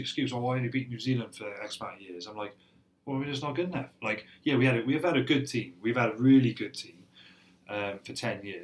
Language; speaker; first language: English; native; English